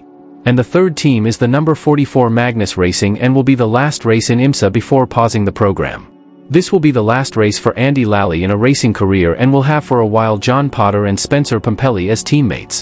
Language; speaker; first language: English; non-native, fluent; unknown